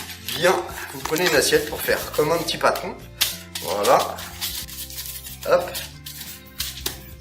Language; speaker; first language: French; native; French